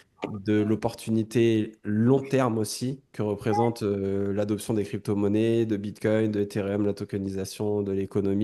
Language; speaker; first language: French; native; French